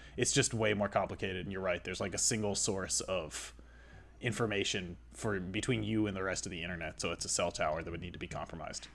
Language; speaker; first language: English; native; English